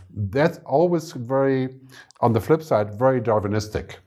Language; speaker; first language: English; non-native, fluent; German